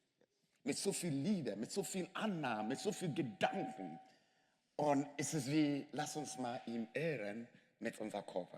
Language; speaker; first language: German; non-native, fluent; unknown